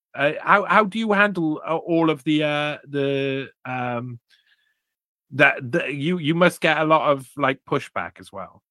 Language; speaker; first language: English; native; English